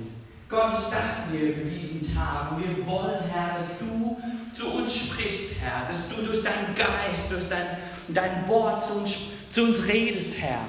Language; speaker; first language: German; non-native, fluent; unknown